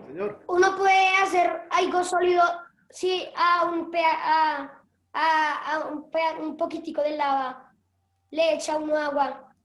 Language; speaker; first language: Spanish; native; Spanish